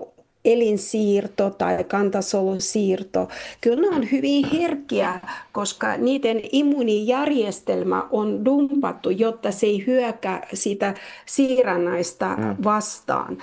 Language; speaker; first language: Finnish; non-native, fluent; Russian